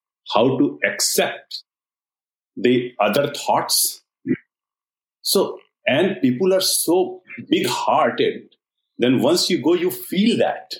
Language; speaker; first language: English; non-native, local second language; Hindi